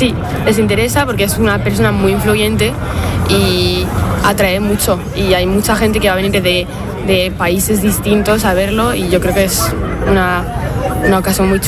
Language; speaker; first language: Spanish; non-native, fluent; French